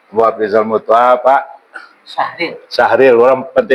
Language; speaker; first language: Indonesian; non-native, local second language; Minangkabau